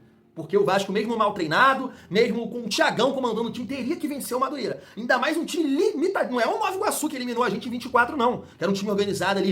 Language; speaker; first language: Portuguese; native; Portuguese